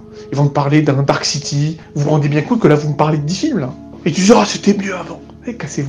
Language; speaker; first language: French; native; French